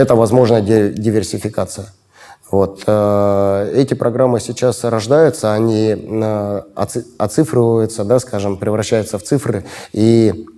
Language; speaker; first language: Russian; native; Russian